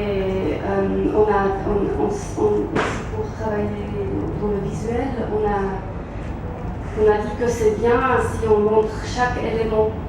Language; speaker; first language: French; non-native, local second language; German